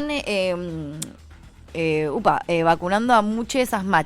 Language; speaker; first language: Spanish; native; Spanish